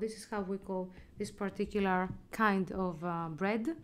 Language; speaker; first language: English; non-native, fluent; Greek